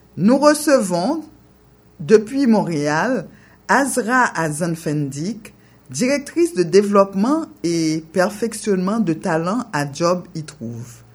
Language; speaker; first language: French; non-native, local second language; Haitian Creole